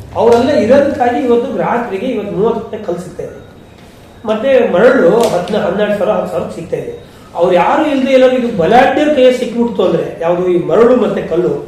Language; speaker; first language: Kannada; native; Kannada